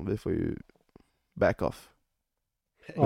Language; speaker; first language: Swedish; native; Swedish